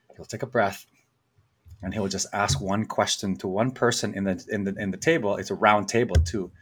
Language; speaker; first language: English; non-native, local second language; Filipino